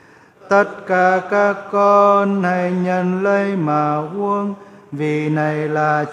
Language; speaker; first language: Vietnamese; native; Vietnamese